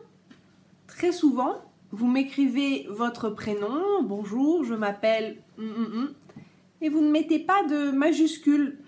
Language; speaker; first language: French; native; French